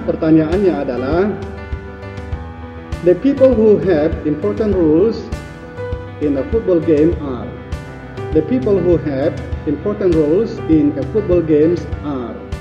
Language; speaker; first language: English; non-native, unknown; Indonesian